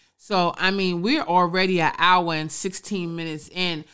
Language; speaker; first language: English; native; English